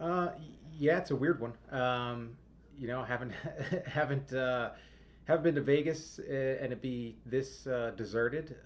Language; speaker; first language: English; native; English